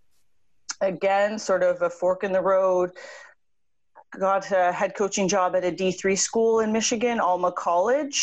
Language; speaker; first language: English; native; English